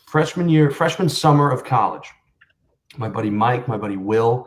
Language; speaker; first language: English; native; English